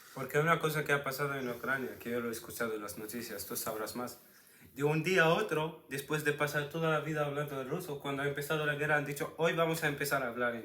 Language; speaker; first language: Spanish; non-native, fluent; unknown